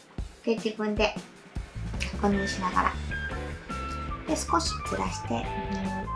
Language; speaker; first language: Japanese; native; Japanese